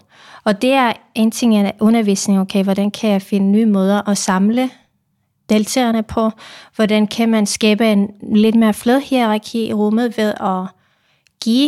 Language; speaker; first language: Danish; non-native, fluent; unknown